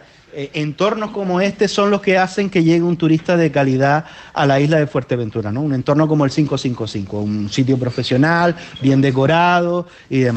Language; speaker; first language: Spanish; native; Spanish